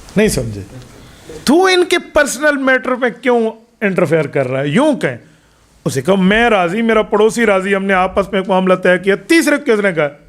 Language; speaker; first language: Urdu; non-native, local second language; Punjabi